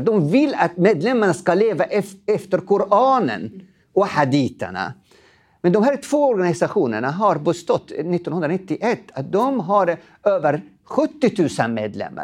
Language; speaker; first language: Swedish; non-native, fluent; Arabic